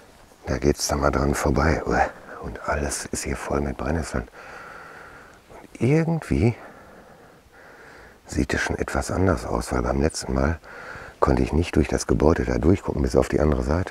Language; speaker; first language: German; native; German